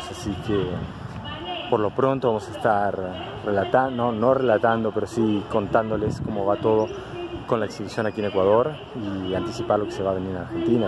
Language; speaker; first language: Spanish; native; Spanish